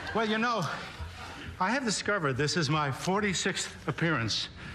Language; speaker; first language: English; native; English